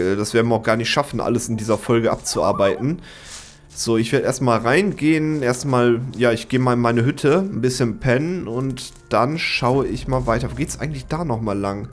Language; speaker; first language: German; native; German